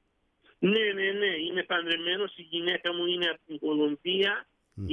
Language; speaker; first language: Greek; early bilingual, heritage; Greek